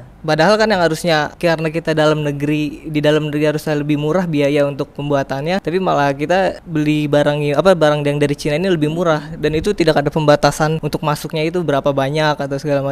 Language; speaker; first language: Indonesian; native; Indonesian